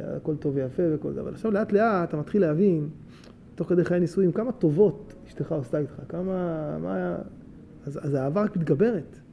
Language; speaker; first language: Hebrew; native; Hebrew